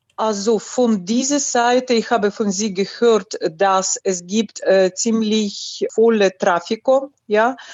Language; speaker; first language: German; non-native, learner; Ukrainian